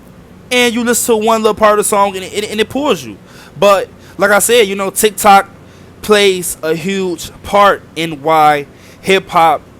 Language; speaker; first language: English; native; English